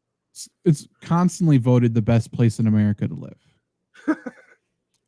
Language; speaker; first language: English; native; English